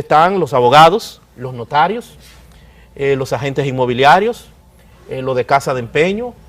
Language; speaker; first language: Spanish; native; Spanish